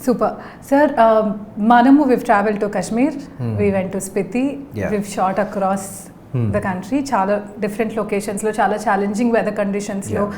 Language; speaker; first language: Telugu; native; Telugu